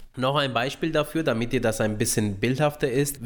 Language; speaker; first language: German; early bilingual, other home language; Romanian